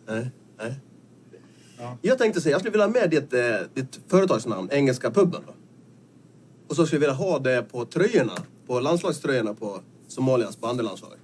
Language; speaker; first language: Swedish; native; Swedish